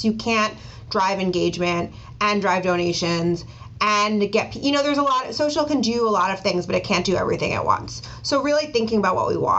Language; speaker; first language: English; native; English